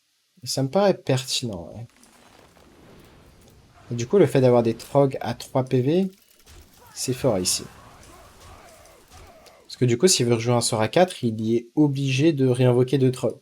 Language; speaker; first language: French; native; French